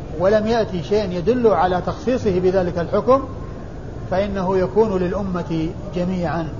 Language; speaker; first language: Arabic; native; Arabic